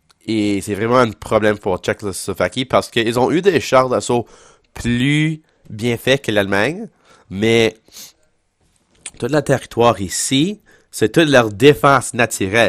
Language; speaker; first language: French; non-native, local second language; English